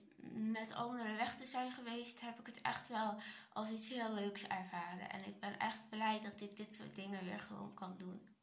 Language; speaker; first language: Dutch; native; Dutch